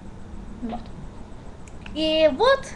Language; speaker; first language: Russian; non-native, learner; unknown